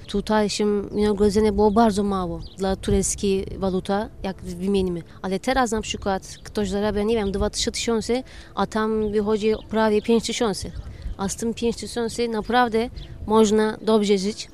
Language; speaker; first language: Polish; non-native, learner; Turkish